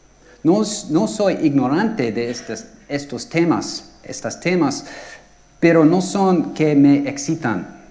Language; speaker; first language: Spanish; non-native, fluent; English